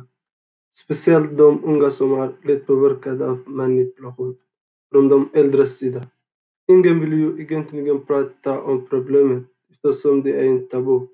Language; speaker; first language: Swedish; non-native, learner; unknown